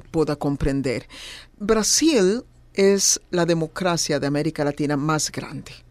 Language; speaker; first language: Portuguese; non-native, learner; Spanish